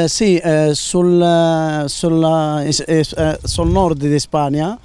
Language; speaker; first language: Spanish; non-native, learner; Italian